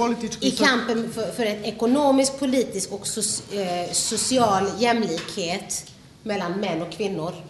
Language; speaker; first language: Swedish; early bilingual, other home language; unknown